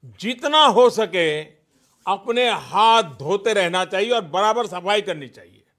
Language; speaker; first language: Hindi; non-native, local second language; Gujarati